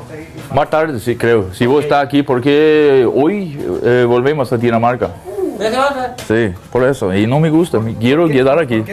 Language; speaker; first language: Spanish; non-native, learner; Danish